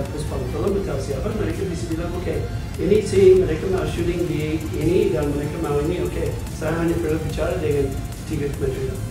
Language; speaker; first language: Indonesian; non-native, fluent; English